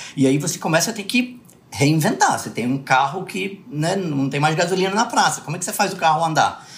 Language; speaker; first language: Portuguese; early bilingual, other home language; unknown